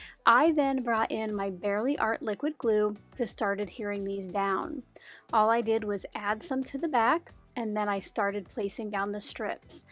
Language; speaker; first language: English; native; English